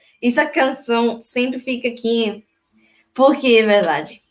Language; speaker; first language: Portuguese; non-native, learner; Spanish